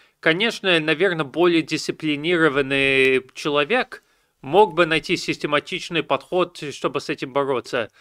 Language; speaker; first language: Russian; early bilingual, heritage; Russian